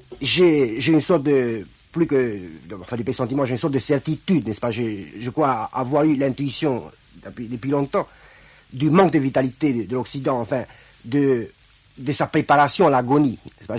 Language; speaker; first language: French; non-native, fluent; Romanian